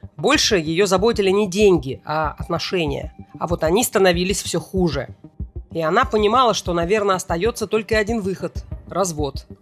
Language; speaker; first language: Russian; native; Russian